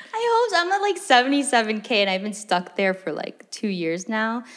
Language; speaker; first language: English; early bilingual, other home language; Filipino